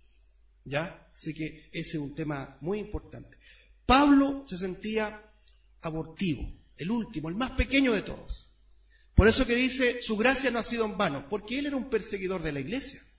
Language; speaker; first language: Spanish; native; Spanish